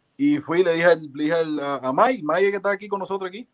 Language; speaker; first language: Spanish; native; Spanish